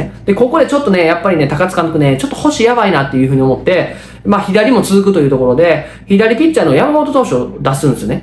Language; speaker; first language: Japanese; native; Japanese